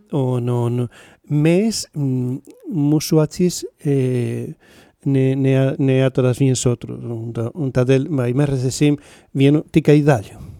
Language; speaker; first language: Latvian; non-native, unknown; Spanish